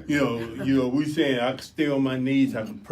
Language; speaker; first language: English; native; English